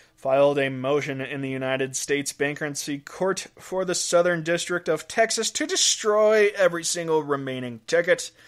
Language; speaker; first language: English; native; English